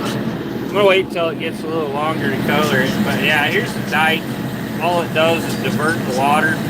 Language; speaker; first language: English; native; English